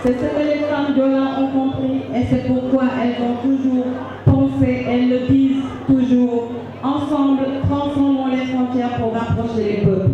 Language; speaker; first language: French; non-native, local second language; Jola-Fonyi